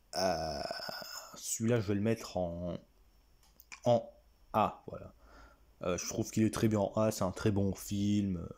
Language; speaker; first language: French; native; French